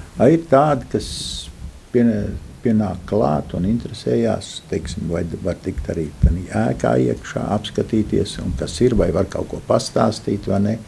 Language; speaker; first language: Latvian; native; Latvian